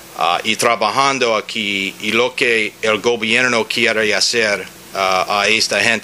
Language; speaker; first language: Spanish; non-native, learner; English